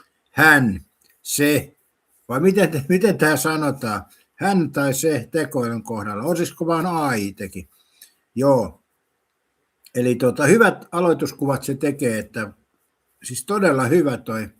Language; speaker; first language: Finnish; native; Finnish